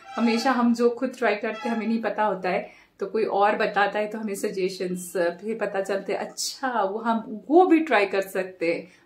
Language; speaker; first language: Hindi; non-native, local second language; Bangla